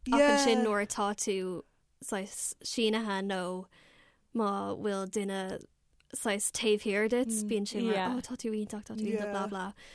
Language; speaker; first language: Irish; non-native, local second language; English